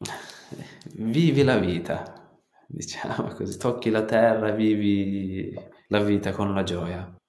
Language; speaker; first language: Italian; non-native, fluent; Turkish